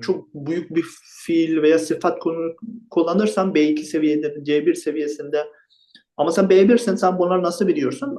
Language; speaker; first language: Turkish; non-native, fluent; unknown